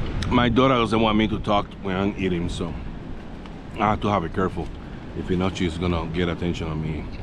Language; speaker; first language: English; non-native, local second language; Spanish